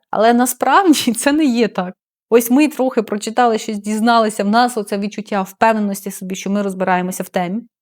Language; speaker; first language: Ukrainian; non-native, local second language; Russian